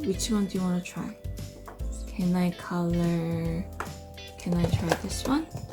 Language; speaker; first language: English; non-native, fluent; Korean